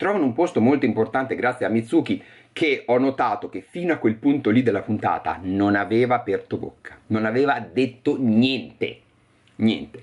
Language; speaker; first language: Italian; native; Italian